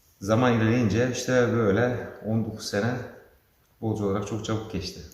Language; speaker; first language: Turkish; early bilingual, heritage; Turkish